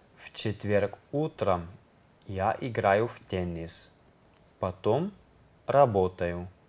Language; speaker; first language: Russian; non-native, learner; Italian